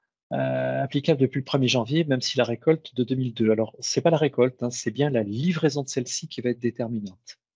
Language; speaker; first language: French; native; French